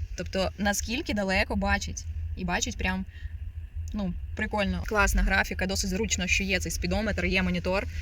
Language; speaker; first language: Ukrainian; non-native, local second language; Russian